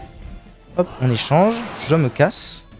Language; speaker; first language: French; native; French